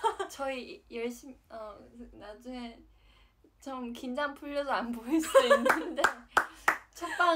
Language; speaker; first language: Korean; non-native, fluent; Chinese